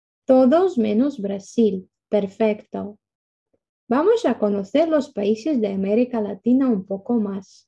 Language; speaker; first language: Spanish; non-native, fluent; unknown